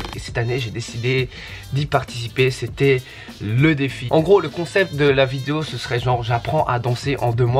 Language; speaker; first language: French; native; French